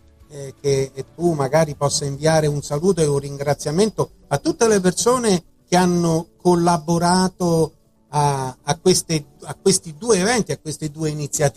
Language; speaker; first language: Italian; native; Italian